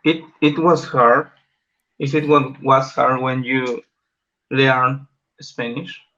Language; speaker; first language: English; non-native, learner; Spanish